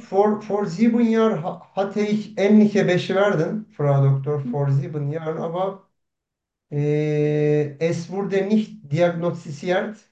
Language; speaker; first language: German; non-native, learner; Turkish